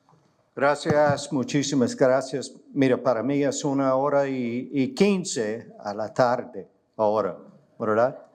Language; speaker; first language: Spanish; non-native, learner; English